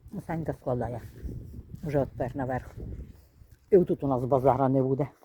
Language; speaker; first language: Ukrainian; native; Ukrainian